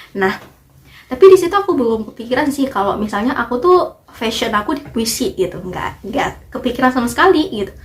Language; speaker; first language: Indonesian; native; Indonesian